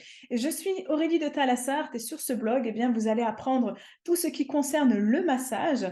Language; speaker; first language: French; native; French